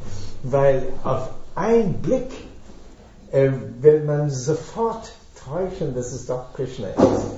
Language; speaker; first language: German; non-native, fluent; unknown